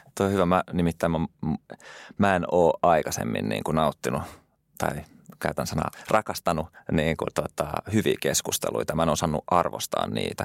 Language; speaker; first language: Finnish; early bilingual, other home language; French